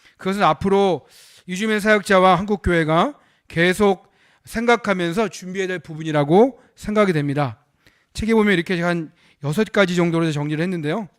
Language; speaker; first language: Korean; native; Korean